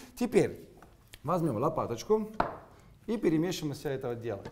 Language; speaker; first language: Russian; non-native, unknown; Italian